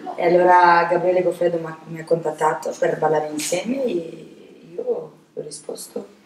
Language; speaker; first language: Italian; non-native, fluent; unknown